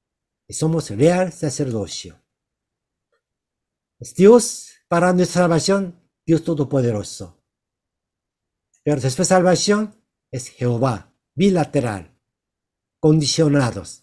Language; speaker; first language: Spanish; non-native, learner; Korean